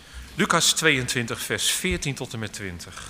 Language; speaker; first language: Dutch; native; Dutch